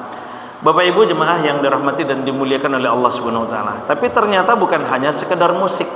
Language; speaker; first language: Indonesian; native; Indonesian